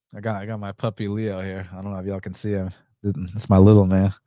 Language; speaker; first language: English; early bilingual, other home language; Spanish